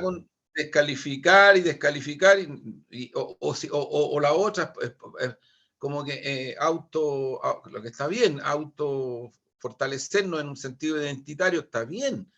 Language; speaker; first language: Spanish; native; Spanish